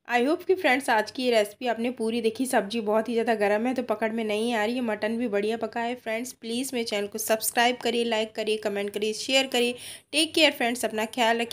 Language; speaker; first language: Hindi; non-native, local second language; Odia